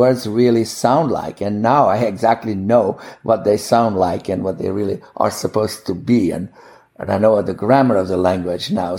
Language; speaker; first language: English; non-native, fluent; Dutch